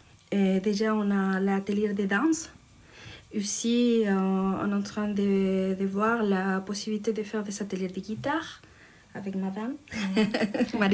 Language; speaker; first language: French; non-native, learner; Spanish